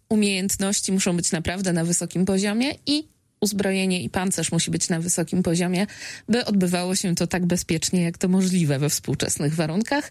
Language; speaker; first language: Polish; native; Polish